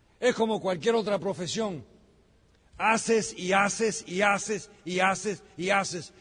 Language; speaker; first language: Spanish; early bilingual, heritage; Spanish